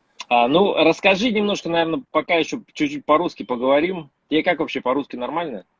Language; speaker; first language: Russian; native; Russian